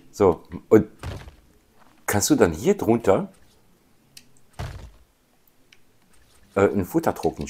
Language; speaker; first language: German; native; German